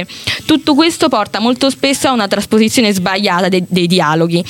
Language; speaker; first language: Italian; native; Italian